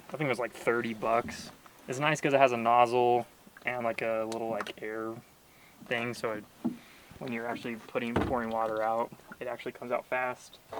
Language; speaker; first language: English; native; English